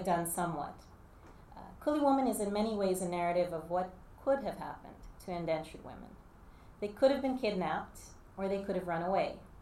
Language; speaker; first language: English; native; English